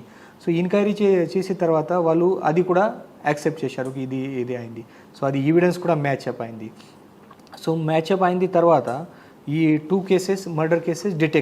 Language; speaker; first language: Telugu; non-native, fluent; Hindi